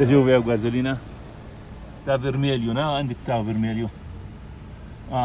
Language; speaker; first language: Portuguese; non-native, local second language; Arabic